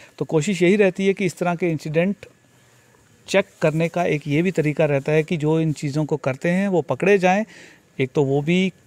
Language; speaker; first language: Hindi; native; Hindi